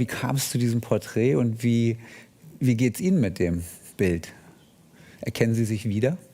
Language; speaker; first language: German; native; German